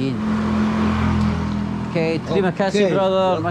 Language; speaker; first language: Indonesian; non-native, learner; English